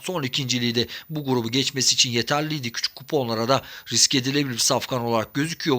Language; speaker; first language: Turkish; native; Turkish